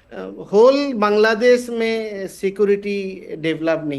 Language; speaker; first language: Hindi; non-native, learner; Bangla